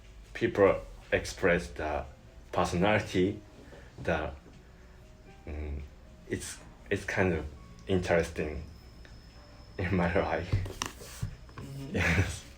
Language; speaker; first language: English; non-native, learner; Japanese